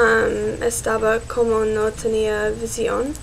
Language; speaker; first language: Spanish; non-native, learner; English